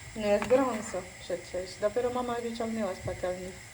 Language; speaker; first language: Polish; non-native, fluent; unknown